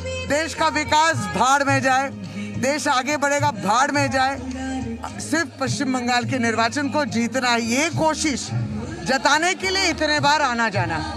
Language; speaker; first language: Hindi; non-native, local second language; Bangla